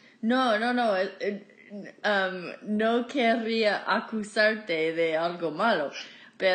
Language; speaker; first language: Spanish; non-native, fluent; English